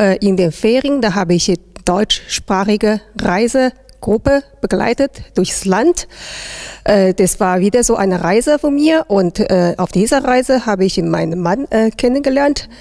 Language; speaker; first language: German; non-native, fluent; Chinese